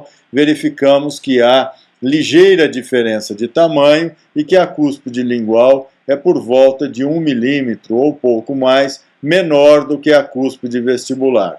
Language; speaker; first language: Portuguese; native; Portuguese